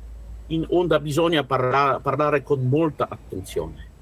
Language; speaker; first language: Italian; non-native, learner; Russian